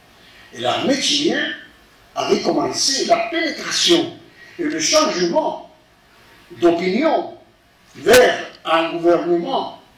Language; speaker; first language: French; non-native, fluent; Spanish